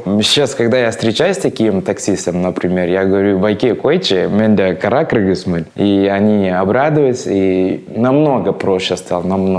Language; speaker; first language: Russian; non-native, fluent; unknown